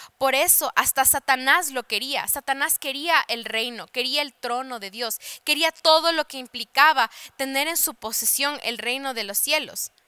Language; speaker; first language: Spanish; early bilingual, heritage; Spanish